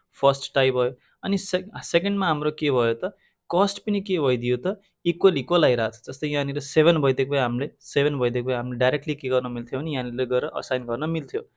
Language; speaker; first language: Nepali; native; Nepali